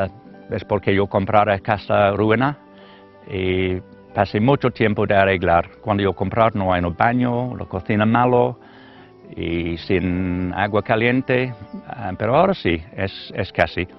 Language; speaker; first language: Spanish; non-native, learner; English